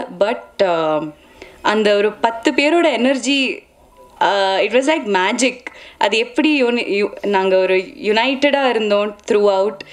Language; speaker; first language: Tamil; non-native, local second language; Malayalam